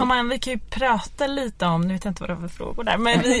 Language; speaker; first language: Swedish; native; Swedish